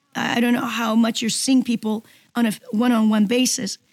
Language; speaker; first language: English; non-native, fluent; Korean